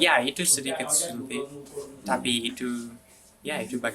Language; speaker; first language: Indonesian; non-native, learner; English